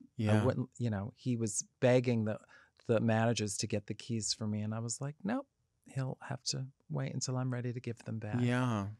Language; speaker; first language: English; native; English